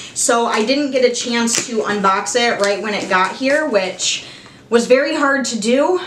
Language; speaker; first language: English; native; English